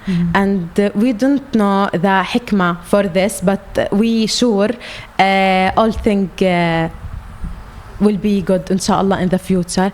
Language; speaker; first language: English; non-native, learner; Arabic